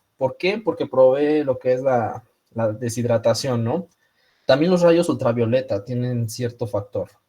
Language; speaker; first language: Spanish; native; Spanish